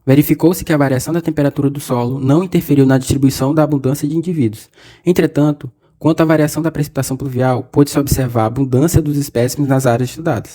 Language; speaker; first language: Portuguese; native; Portuguese